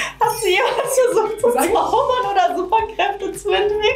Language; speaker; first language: German; native; German